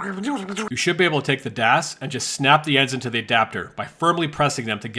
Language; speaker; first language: English; native; English